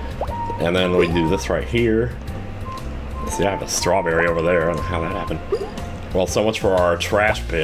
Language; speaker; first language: English; native; English